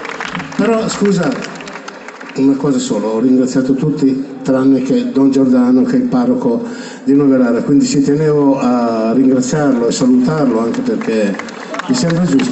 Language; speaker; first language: Italian; native; Italian